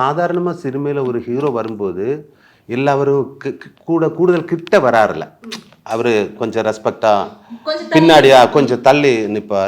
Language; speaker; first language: Tamil; non-native, learner; Malayalam